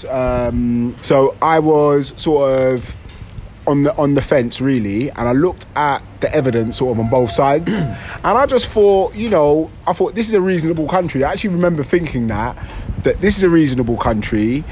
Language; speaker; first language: English; native; English